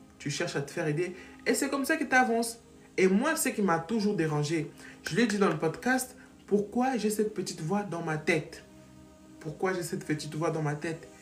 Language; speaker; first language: French; non-native, fluent; Portuguese